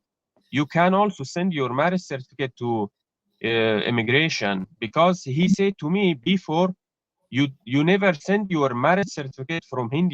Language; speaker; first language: English; non-native, learner; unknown